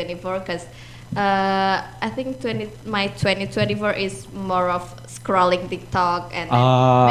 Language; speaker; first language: English; non-native, learner; Indonesian